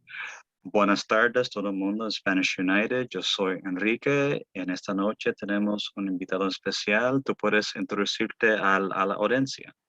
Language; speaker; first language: Spanish; early bilingual, heritage; Spanish